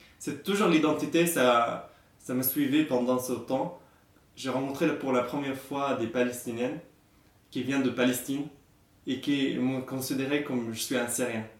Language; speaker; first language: French; non-native, fluent; Arabic